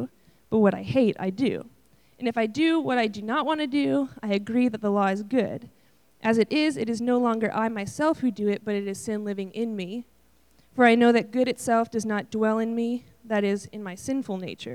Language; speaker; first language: English; native; English